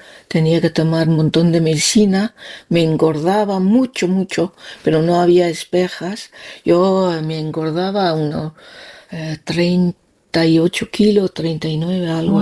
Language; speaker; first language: Spanish; non-native, learner; Danish